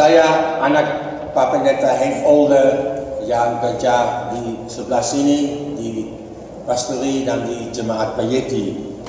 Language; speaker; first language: Indonesian; non-native, fluent; Dutch